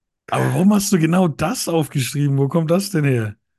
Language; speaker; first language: German; native; German